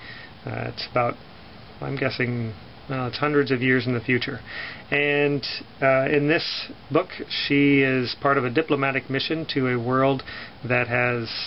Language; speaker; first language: English; native; English